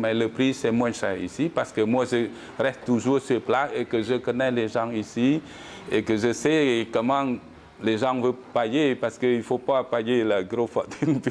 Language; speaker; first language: French; non-native, learner; Khmer